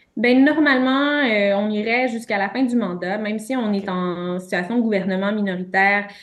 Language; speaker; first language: French; native; French